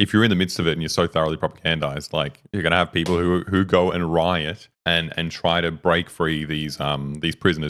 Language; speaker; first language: English; native; English